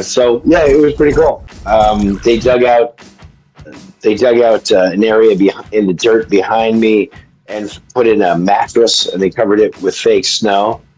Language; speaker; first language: English; native; English